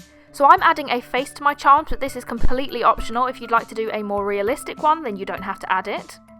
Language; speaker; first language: English; native; English